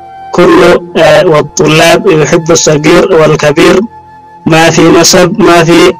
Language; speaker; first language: Arabic; non-native, learner; Oromo